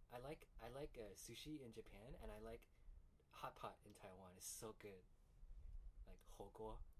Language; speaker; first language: English; early bilingual, other home language; Chinese